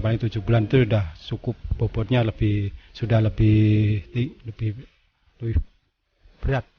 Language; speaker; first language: Indonesian; non-native, local second language; Javanese